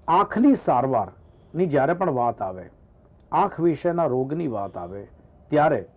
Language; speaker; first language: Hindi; non-native, local second language; Gujarati